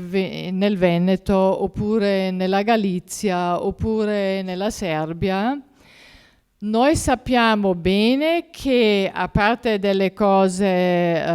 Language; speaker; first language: Italian; non-native, fluent; German